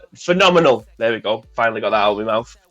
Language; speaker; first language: English; native; English